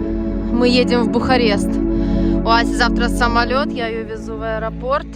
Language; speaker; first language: Russian; native; Russian